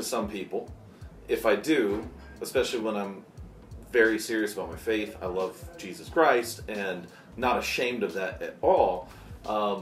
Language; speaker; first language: English; native; English